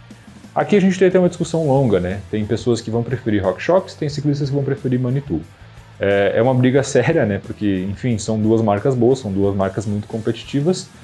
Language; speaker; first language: Portuguese; native; Portuguese